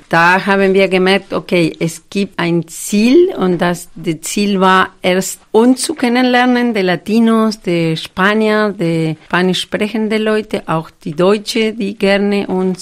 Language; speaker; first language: German; non-native, fluent; Spanish